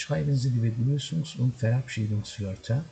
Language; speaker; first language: German; non-native, fluent; Turkish